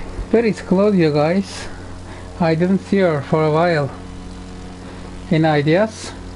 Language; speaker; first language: English; non-native, fluent; Turkish